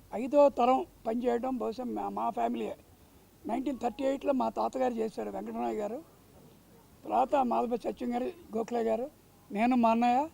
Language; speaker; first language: Telugu; native; Telugu